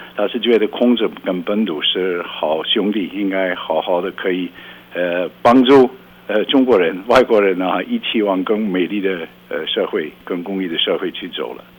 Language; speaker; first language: Chinese; non-native, fluent; Dutch